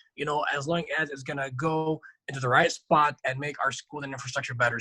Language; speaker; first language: English; non-native, fluent; Arabic